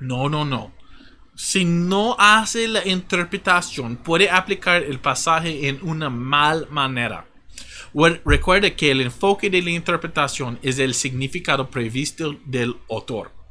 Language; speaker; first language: Spanish; non-native, fluent; English